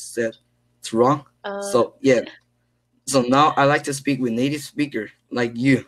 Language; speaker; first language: English; non-native, learner; Korean